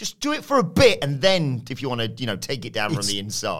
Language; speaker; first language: English; native; English